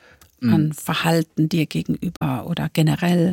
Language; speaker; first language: German; native; German